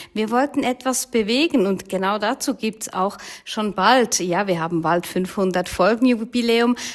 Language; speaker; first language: German; native; German